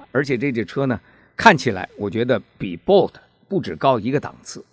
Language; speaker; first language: Chinese; native; Chinese